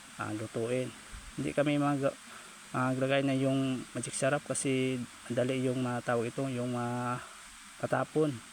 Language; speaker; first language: Filipino; non-native, local second language; Cebuano